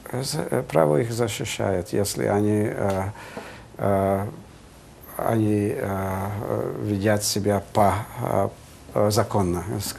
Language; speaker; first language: Russian; non-native, fluent; Hungarian